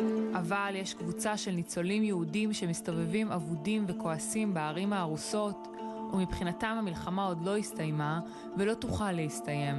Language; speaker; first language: Hebrew; native; Hebrew